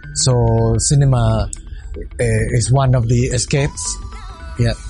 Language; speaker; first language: English; non-native, fluent; Thai